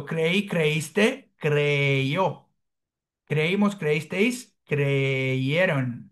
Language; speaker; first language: Spanish; non-native, fluent; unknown